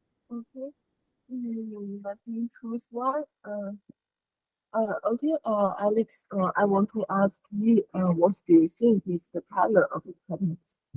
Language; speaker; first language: English; non-native, learner; Chinese